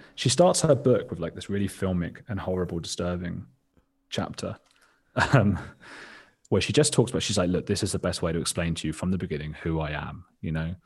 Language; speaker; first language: English; native; English